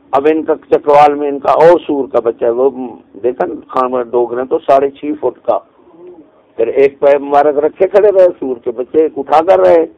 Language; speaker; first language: Urdu; non-native, local second language; Punjabi